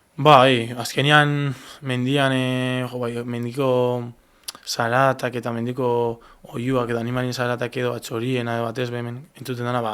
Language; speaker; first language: Basque; native; Basque